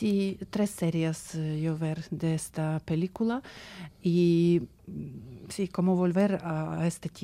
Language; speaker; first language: Spanish; non-native, learner; Ukrainian